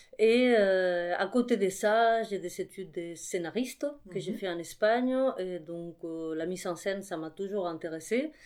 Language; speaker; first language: French; non-native, fluent; Spanish